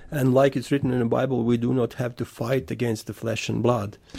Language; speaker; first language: English; non-native, fluent; Latvian